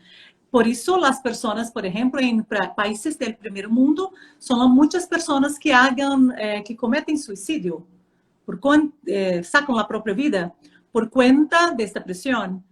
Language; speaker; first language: Spanish; non-native, fluent; Portuguese